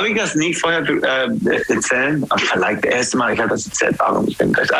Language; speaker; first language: German; non-native, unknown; English